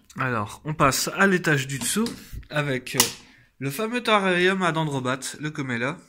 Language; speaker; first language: French; native; French